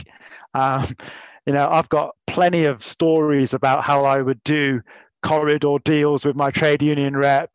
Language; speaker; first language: English; native; English